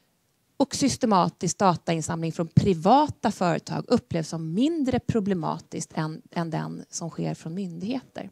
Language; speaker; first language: Swedish; native; Swedish